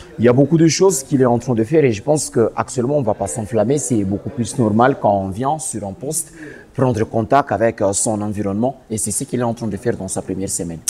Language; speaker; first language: French; non-native, local second language; Swahili